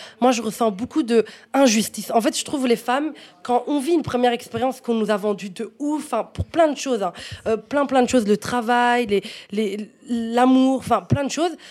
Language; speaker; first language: French; non-native, fluent; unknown